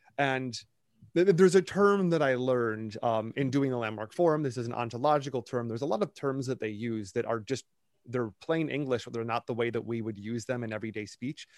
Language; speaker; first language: English; native; English